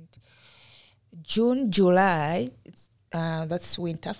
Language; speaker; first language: English; non-native, local second language; Tumbuka